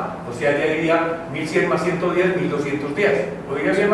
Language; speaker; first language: Spanish; native; Spanish